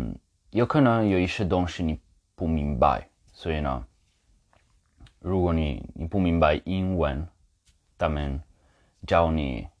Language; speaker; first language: Chinese; non-native, learner; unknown